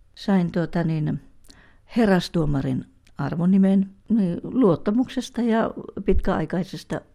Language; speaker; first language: Finnish; native; Finnish